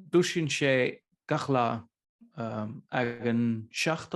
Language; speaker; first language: Irish; non-native, learner; Dutch